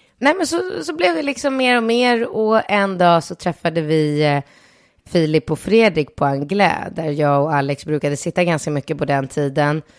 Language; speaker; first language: Swedish; early bilingual, other home language; Polish